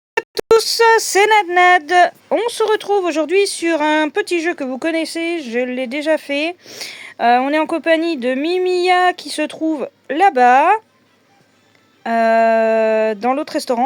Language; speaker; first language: French; native; French